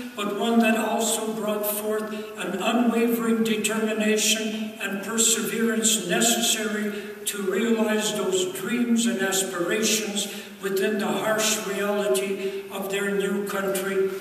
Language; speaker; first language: English; early bilingual, other home language; Ukrainian